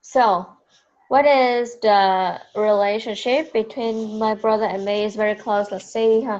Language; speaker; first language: English; non-native, fluent; Vietnamese